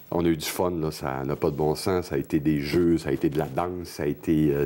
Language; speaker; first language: French; native; French